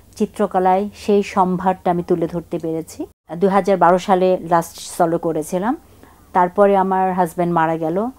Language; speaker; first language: Bangla; non-native, local second language; Chakma